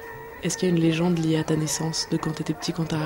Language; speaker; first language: French; native; French